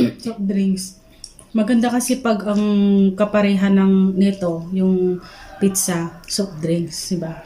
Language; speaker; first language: Filipino; non-native, local second language; Iloko